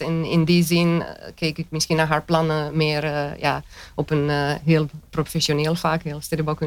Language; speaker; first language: Dutch; non-native, fluent; Romanian